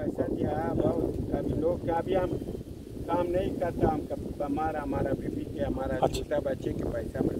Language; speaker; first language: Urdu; non-native, learner; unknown